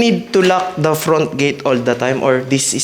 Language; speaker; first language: English; non-native, local second language; Filipino